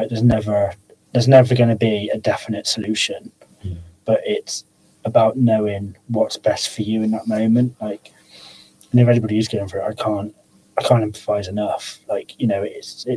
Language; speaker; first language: English; native; English